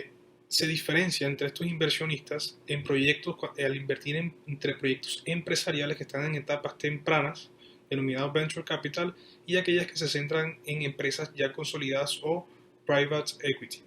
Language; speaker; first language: Spanish; native; Spanish